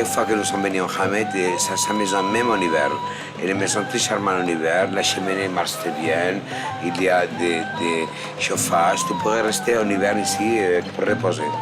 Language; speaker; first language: French; non-native, fluent; Spanish